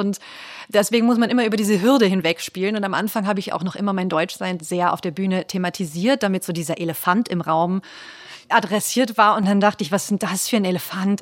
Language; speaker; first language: German; native; German